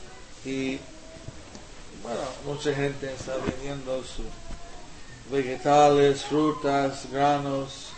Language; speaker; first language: Spanish; non-native, learner; English